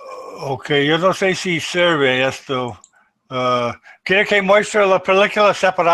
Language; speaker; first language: Spanish; non-native, learner; English